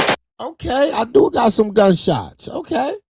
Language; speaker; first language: English; native; English